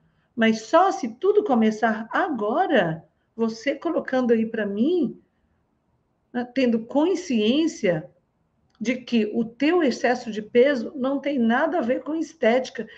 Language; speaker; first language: Portuguese; native; Portuguese